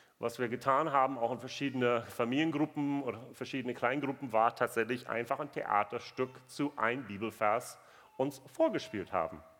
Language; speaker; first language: German; non-native, fluent; English